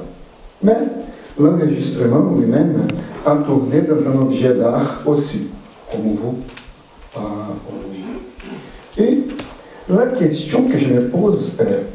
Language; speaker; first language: French; non-native, fluent; Portuguese